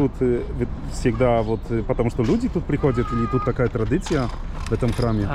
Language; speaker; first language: Russian; non-native, fluent; Polish